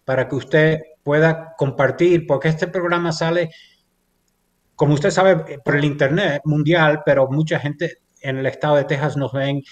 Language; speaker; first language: Spanish; native; Spanish